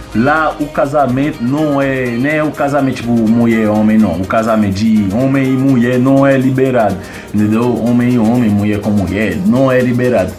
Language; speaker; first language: Portuguese; non-native, fluent; Haitian Creole